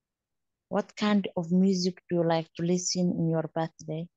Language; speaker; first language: English; non-native, learner; Somali